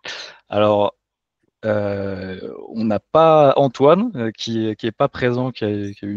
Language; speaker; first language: French; native; French